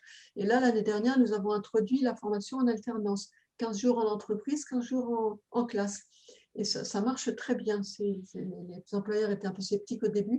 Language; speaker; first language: French; native; French